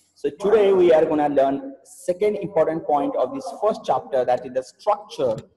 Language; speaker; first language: English; non-native, local second language; Marathi